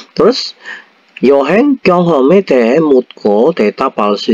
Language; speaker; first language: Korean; non-native, fluent; Indonesian